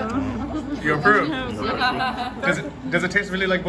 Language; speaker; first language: English; non-native, fluent; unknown